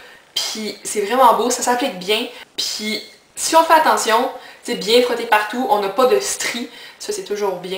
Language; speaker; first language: French; native; French